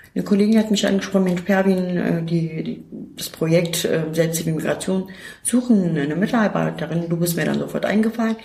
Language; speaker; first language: German; non-native, fluent; Turkish